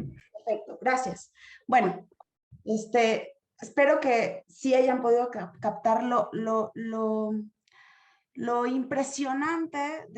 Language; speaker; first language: Spanish; native; Spanish